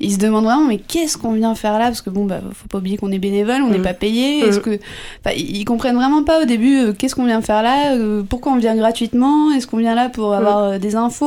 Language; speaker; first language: French; native; French